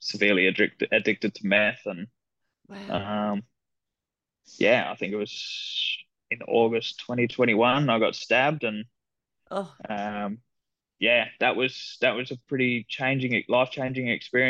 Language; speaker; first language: English; native; English